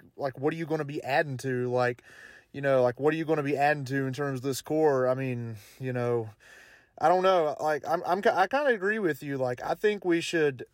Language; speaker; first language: English; native; English